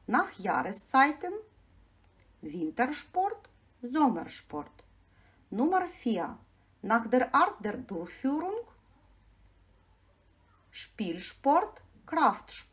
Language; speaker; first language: German; non-native, fluent; Ukrainian